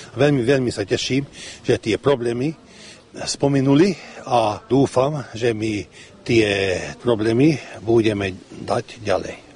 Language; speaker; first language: Slovak; early bilingual, heritage; Slovak